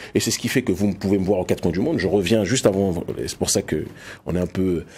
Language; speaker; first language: French; native; French